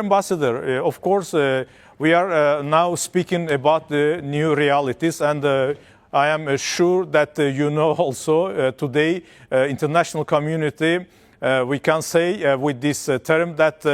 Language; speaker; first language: English; non-native, fluent; Azerbaijani